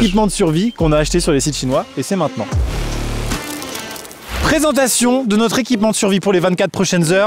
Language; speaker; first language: French; native; French